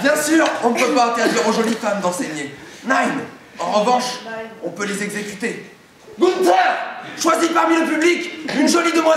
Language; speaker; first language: French; native; French